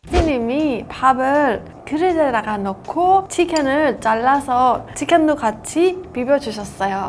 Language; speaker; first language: Korean; non-native, fluent; Persian